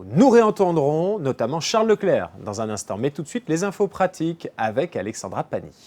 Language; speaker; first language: French; native; French